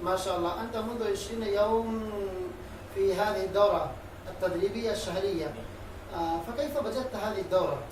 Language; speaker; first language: Arabic; non-native, fluent; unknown